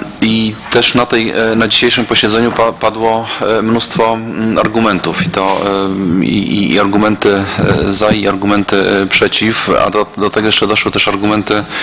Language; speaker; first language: Polish; native; Polish